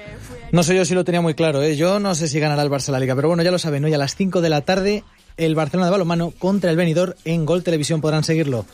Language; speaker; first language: Spanish; native; Spanish